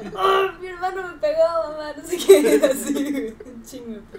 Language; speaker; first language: Spanish; native; Spanish